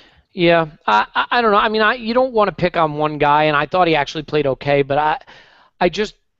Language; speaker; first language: English; native; English